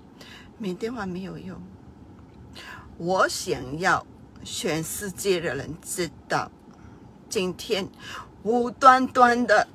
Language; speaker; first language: Chinese; non-native, fluent; Burmese